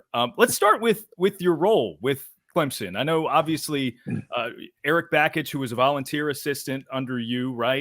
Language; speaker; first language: English; native; English